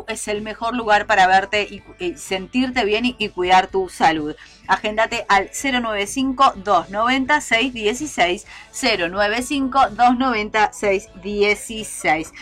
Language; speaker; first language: Spanish; native; Spanish